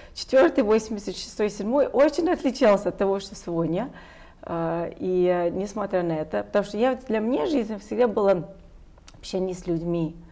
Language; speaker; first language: Russian; non-native, fluent; English